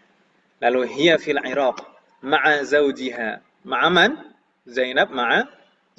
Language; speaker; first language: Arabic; non-native, fluent; Indonesian